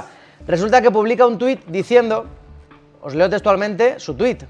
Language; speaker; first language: Spanish; native; Spanish